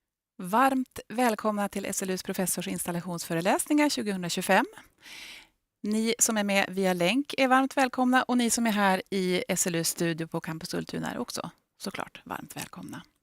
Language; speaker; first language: Swedish; native; Swedish